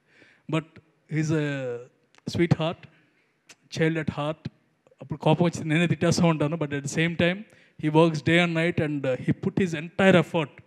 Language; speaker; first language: Telugu; native; Telugu